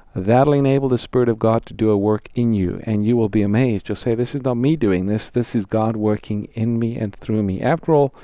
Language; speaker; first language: English; native; English